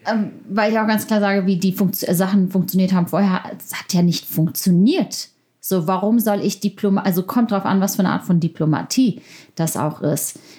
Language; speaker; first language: German; early bilingual, other home language; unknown